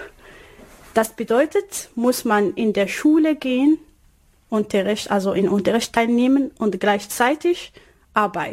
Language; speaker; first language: German; non-native, learner; Arabic